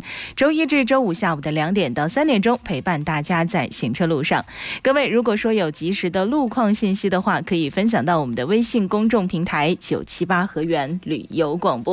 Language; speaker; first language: Chinese; native; Chinese